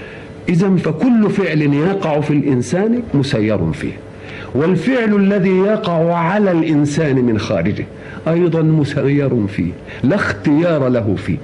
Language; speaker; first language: Arabic; native; Arabic